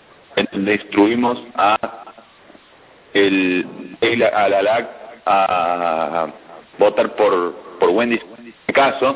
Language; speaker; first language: Spanish; native; Spanish